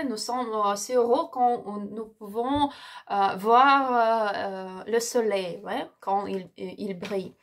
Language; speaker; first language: French; non-native, learner; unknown